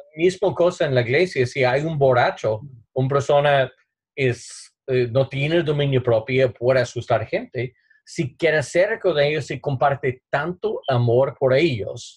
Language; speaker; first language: Spanish; non-native, learner; English